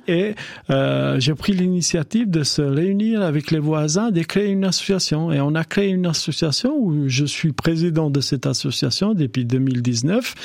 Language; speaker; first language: French; non-native, fluent; Albanian